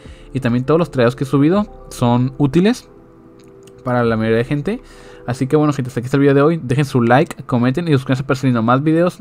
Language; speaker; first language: Spanish; native; Spanish